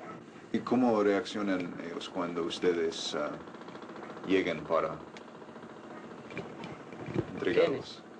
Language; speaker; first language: Spanish; non-native, fluent; English